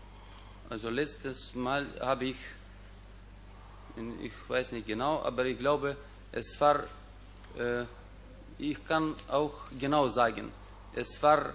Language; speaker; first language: German; non-native, fluent; Ukrainian